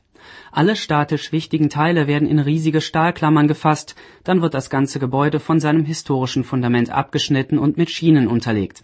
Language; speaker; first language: German; native; German